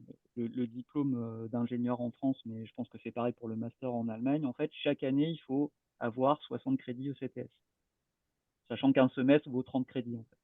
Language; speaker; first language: French; native; French